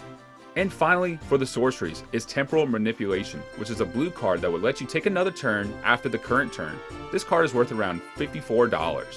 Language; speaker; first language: English; native; English